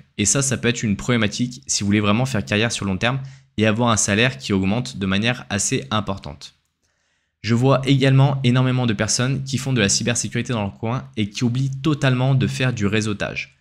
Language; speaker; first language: French; native; French